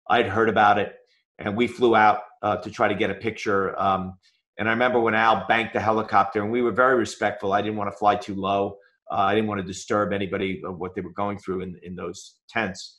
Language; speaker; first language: English; native; English